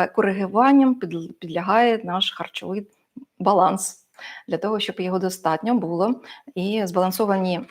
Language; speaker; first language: Ukrainian; non-native, local second language; Russian